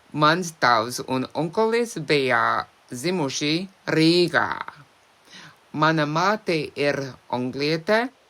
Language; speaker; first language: Latvian; non-native, learner; English